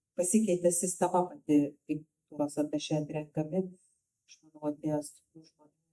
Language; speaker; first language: Lithuanian; native; Lithuanian